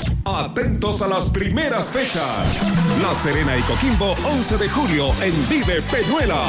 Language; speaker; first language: Spanish; native; Spanish